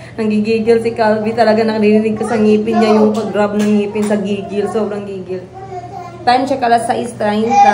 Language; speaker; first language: Filipino; native; Filipino